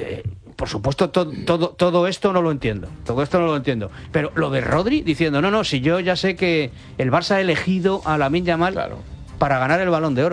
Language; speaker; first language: Spanish; native; Spanish